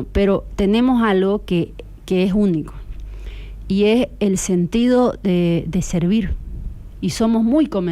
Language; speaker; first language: Spanish; native; Spanish